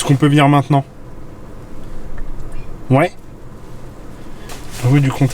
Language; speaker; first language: French; native; French